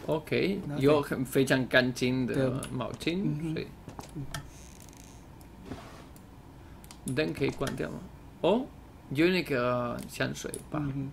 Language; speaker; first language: Chinese; non-native, fluent; English